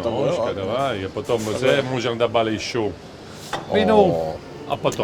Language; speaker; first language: Russian; non-native, learner; Italian